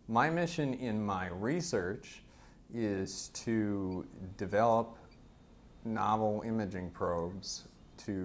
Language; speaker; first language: English; native; English